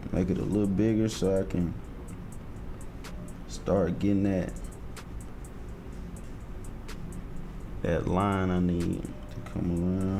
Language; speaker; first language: English; native; English